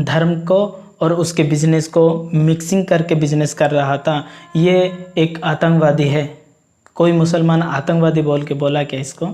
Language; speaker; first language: Hindi; non-native, local second language; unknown